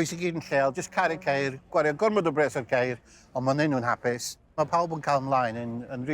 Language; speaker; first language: Welsh; native; Welsh